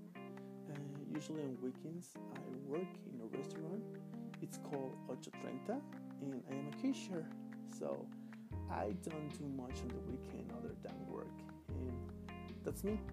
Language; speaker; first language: English; non-native, learner; Spanish